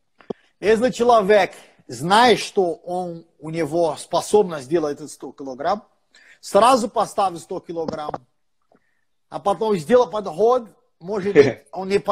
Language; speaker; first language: Russian; non-native, fluent; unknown